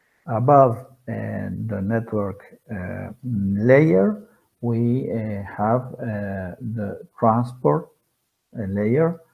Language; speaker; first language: English; non-native, fluent; Spanish